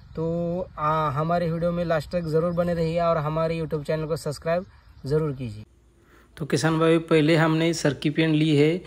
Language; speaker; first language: Hindi; non-native, local second language; Marathi